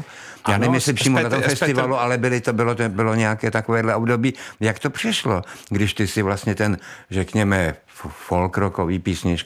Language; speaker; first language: Czech; native; Czech